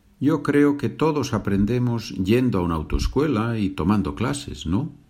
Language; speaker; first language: Spanish; native; Spanish